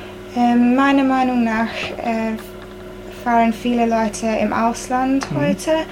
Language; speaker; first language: German; non-native, learner; English